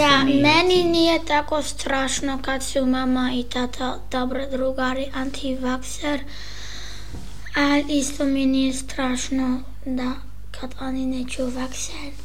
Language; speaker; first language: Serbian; early bilingual, heritage; Serbian